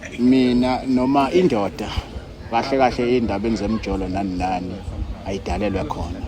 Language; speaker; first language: Zulu; native; Zulu